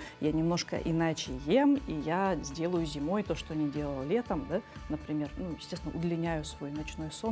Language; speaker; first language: Russian; native; Russian